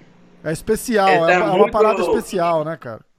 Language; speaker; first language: Portuguese; native; Portuguese